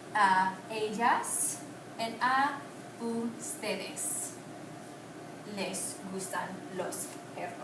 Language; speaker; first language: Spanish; non-native, fluent; English